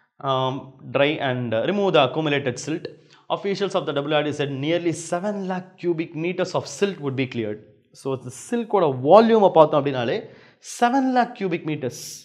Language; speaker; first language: English; non-native, local second language; Tamil